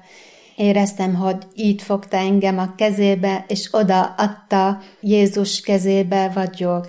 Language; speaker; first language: Hungarian; non-native, fluent; Arabic